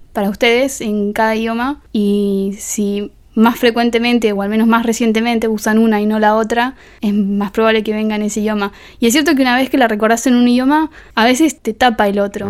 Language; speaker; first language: Spanish; native; Spanish